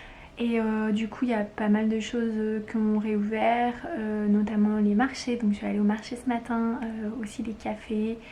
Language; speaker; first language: French; native; French